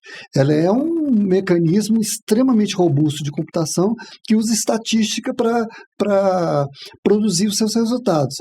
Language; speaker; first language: Portuguese; native; Portuguese